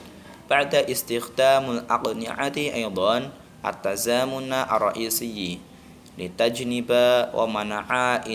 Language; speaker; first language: Arabic; non-native, learner; Indonesian